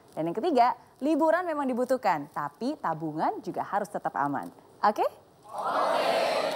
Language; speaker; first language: Indonesian; native; Indonesian